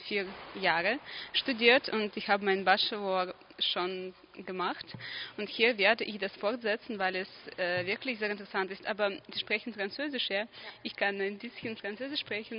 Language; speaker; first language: German; non-native, fluent; Russian